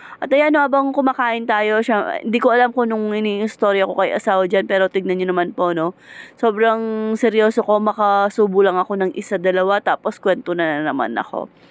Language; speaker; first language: Filipino; native; Filipino